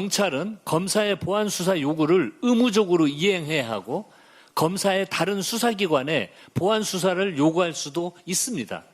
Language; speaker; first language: Korean; native; Korean